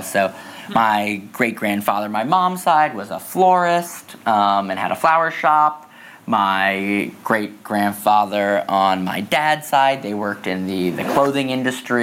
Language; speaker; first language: English; native; English